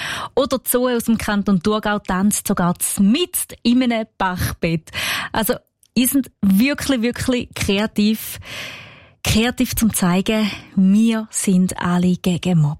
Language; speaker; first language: German; native; German